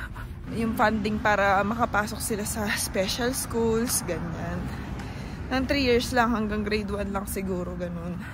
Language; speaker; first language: Filipino; native; Filipino